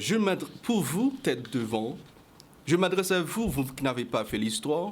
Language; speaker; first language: French; non-native, local second language; Haitian Creole